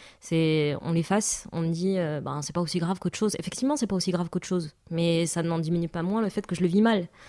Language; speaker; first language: French; non-native, local second language; Arabic